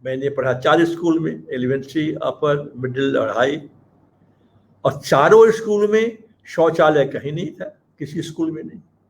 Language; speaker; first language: Hindi; native; Hindi